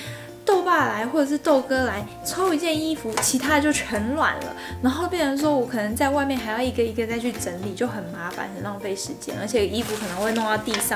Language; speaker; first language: Chinese; native; Chinese